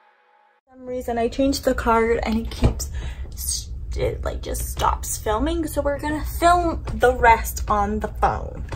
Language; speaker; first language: English; native; English